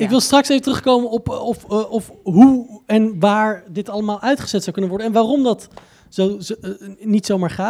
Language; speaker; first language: Dutch; native; Dutch